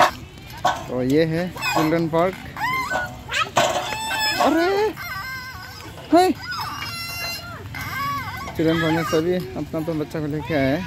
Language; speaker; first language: Hindi; non-native, local second language; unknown